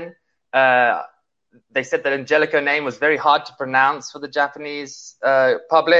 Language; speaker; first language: English; native; English